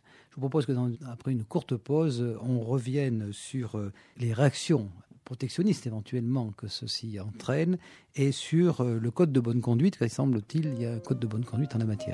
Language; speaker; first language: French; native; French